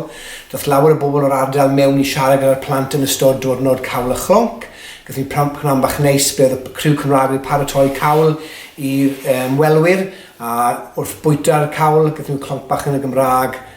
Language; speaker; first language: Welsh; native; Welsh